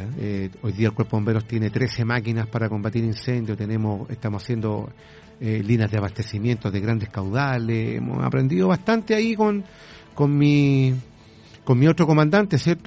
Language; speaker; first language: Spanish; native; Spanish